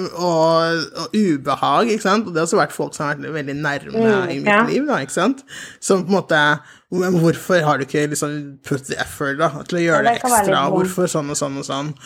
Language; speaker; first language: Norwegian; native; Norwegian